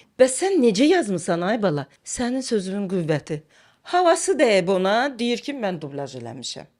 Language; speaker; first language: Azerbaijani; native; Azerbaijani